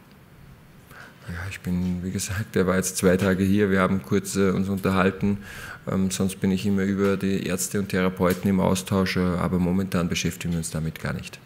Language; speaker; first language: German; native; German